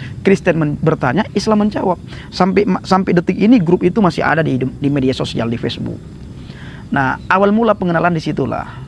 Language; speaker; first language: Indonesian; non-native, local second language; Achinese